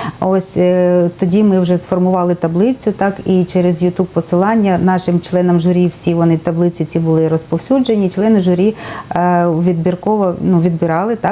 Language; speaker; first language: Ukrainian; native; Ukrainian